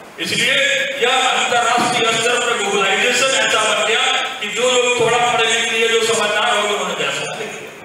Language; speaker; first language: Hindi; native; Hindi